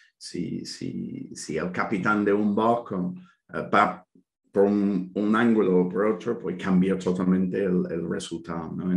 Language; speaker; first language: Spanish; non-native, fluent; English